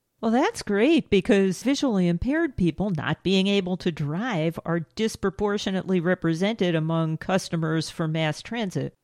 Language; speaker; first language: English; native; English